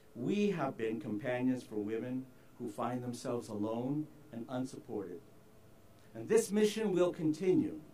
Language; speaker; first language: English; early bilingual, other home language; Spanish